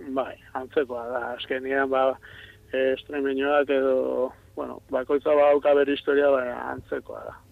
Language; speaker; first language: Basque; non-native, local second language; Spanish